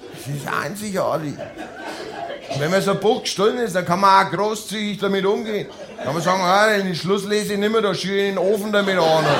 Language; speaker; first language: German; native; German